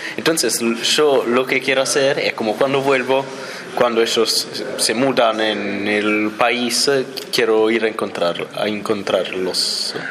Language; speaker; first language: Spanish; non-native, learner; Italian